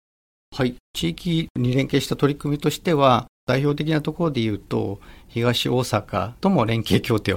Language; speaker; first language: Japanese; native; Japanese